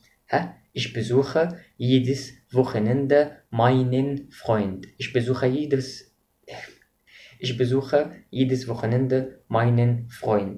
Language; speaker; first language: German; non-native, fluent; Arabic